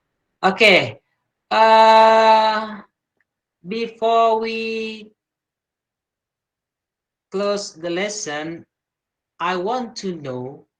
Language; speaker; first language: English; non-native, learner; Indonesian